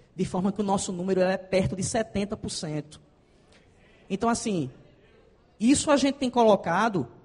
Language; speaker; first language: Portuguese; native; Portuguese